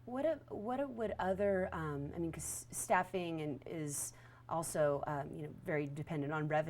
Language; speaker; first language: English; native; English